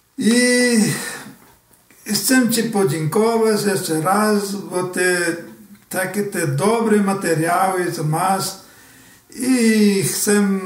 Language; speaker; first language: Polish; early bilingual, heritage; Portuguese